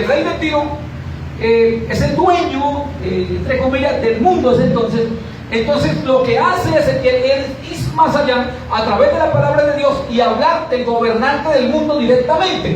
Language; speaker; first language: Spanish; native; Spanish